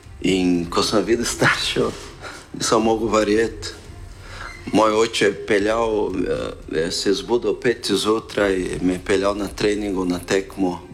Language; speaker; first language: Slovenian; non-native, learner; Portuguese